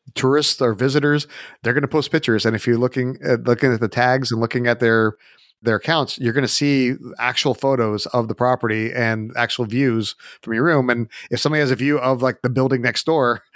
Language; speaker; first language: English; native; English